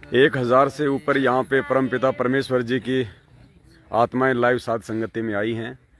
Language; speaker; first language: Hindi; native; Hindi